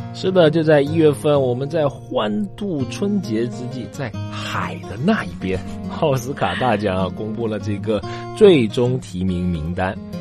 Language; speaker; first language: Chinese; native; Chinese